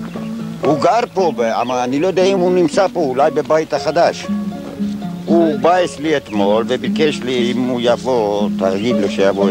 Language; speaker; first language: Hebrew; non-native, fluent; Ladino